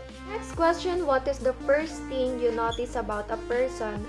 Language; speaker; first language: English; non-native, local second language; Filipino